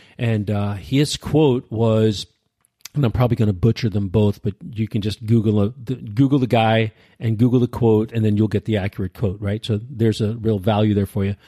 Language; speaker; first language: English; early bilingual, other home language; Urdu